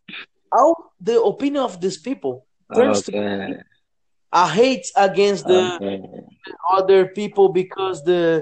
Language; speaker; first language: English; non-native, learner; Portuguese